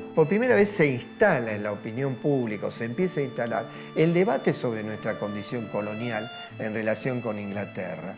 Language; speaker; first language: Spanish; native; Spanish